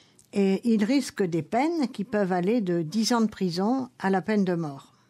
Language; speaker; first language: French; native; French